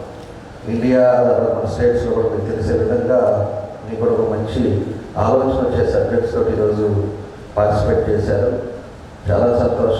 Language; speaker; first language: Telugu; native; Telugu